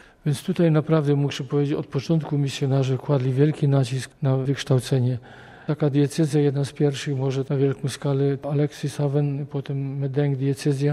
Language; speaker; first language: Polish; native; Polish